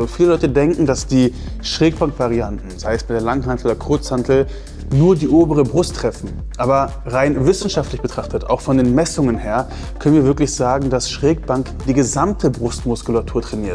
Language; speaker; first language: German; native; German